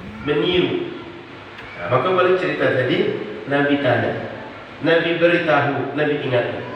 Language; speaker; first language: Indonesian; non-native, local second language; Malay